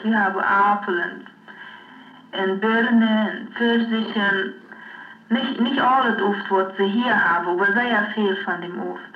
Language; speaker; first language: German; non-native, learner; Low German